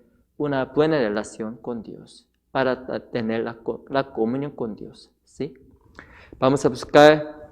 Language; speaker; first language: Spanish; non-native, fluent; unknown